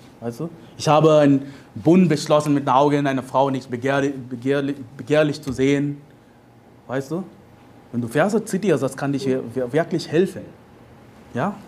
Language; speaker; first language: German; non-native, fluent; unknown